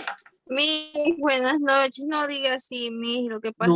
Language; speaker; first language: Spanish; native; Spanish